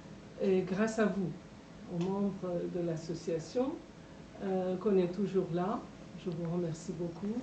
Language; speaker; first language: French; non-native, fluent; Persian